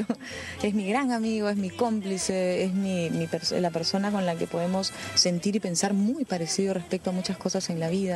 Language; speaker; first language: Spanish; native; Spanish